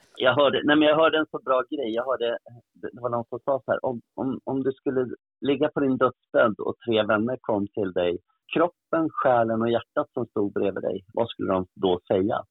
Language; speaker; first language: Swedish; early bilingual, other home language; Portuguese